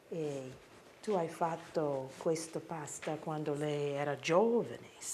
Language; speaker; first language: Italian; non-native, learner; English